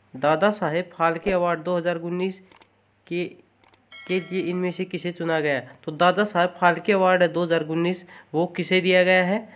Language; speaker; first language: Hindi; native; Hindi